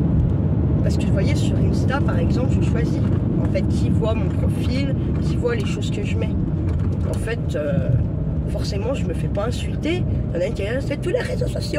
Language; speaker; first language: French; native; French